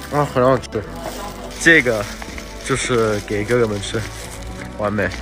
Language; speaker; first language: Chinese; non-native, fluent; Thai